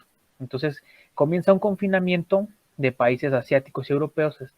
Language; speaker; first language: Spanish; native; Spanish